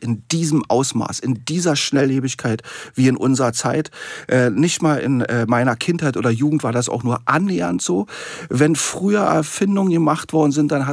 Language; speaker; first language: German; native; German